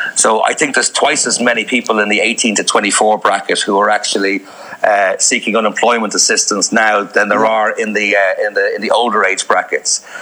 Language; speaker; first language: English; native; English